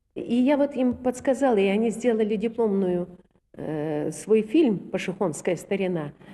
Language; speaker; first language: Russian; native; Russian